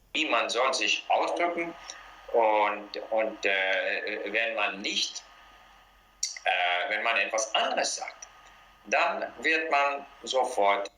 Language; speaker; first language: German; non-native, learner; English